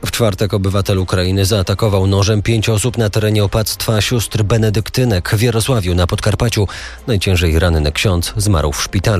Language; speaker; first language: Polish; native; Polish